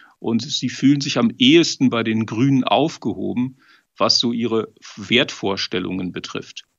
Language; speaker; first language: German; native; German